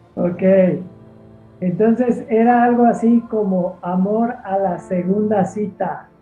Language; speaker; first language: Spanish; native; Spanish